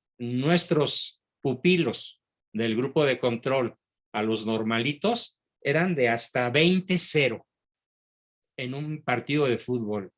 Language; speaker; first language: Spanish; native; Spanish